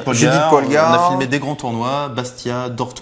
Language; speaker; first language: French; native; French